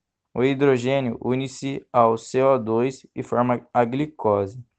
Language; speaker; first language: Portuguese; native; Portuguese